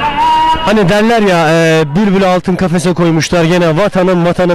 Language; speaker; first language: Turkish; native; Turkish